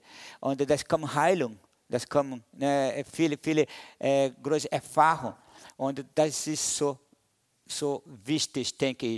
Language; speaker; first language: German; non-native, fluent; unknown